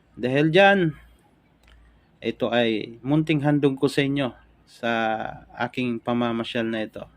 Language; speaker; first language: Filipino; non-native, local second language; Romany